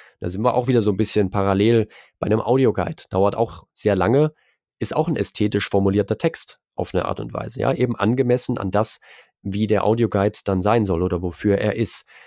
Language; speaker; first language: German; native; German